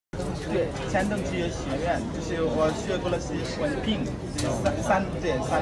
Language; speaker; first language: Chinese; non-native, fluent; Bangla